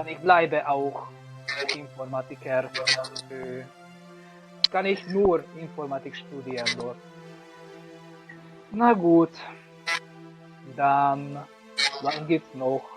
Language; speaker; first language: German; non-native, learner; Hungarian